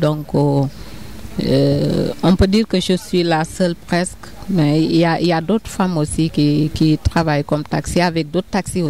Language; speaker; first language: French; non-native, local second language; Wolof